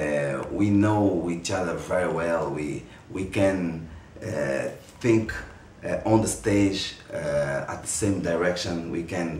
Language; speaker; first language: English; non-native, fluent; Portuguese